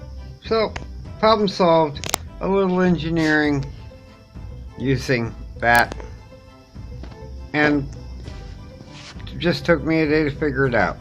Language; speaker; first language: English; native; English